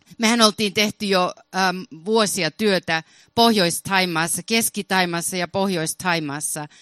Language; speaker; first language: Finnish; early bilingual, heritage; Finnish